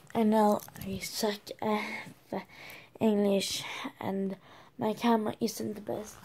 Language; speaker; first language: English; non-native, learner; Swedish